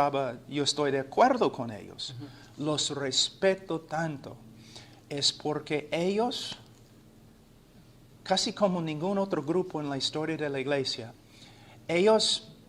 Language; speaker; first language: Spanish; non-native, fluent; English